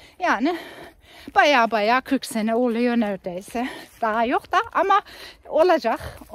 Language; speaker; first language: Turkish; non-native, fluent; German